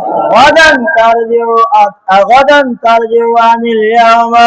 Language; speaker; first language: Arabic; non-native, fluent; Bangla